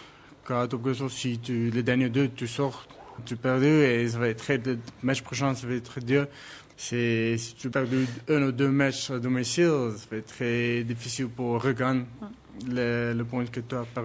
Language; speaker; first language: French; non-native, learner; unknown